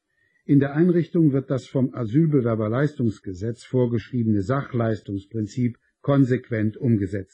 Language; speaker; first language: German; native; German